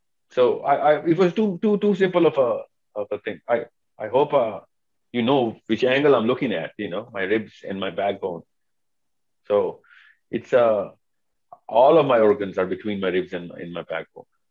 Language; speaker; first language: English; non-native, local second language; Urdu